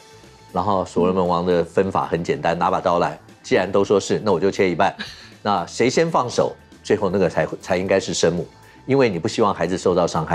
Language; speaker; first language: Chinese; native; Chinese